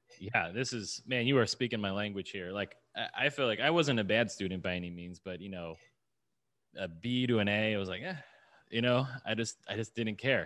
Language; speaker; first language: English; native; English